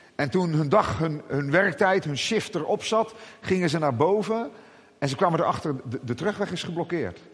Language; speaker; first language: Dutch; native; Dutch